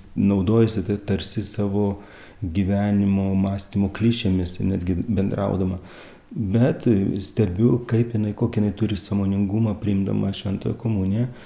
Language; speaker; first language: Lithuanian; native; Lithuanian